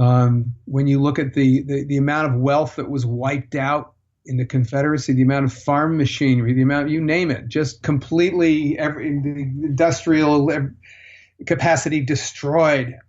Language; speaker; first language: English; native; English